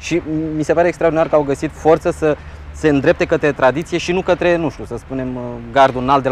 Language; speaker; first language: Romanian; native; Romanian